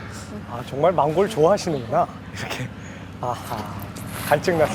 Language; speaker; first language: Korean; native; Korean